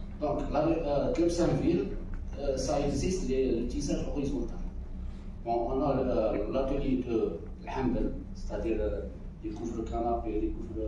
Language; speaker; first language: French; non-native, local second language; Arabic